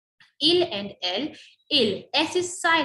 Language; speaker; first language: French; non-native, learner; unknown